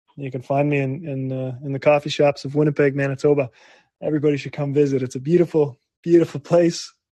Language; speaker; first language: English; native; English